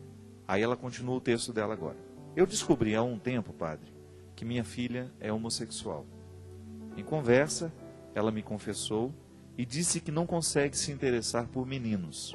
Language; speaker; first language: Portuguese; native; Portuguese